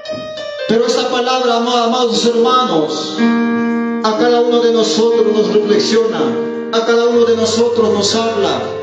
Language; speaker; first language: Spanish; non-native, local second language; Quechua